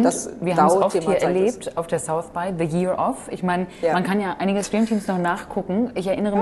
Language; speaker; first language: German; native; German